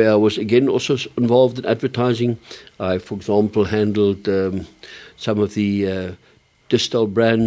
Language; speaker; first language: English; early bilingual, other home language; German